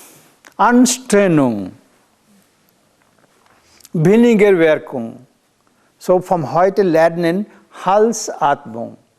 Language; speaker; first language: German; non-native, learner; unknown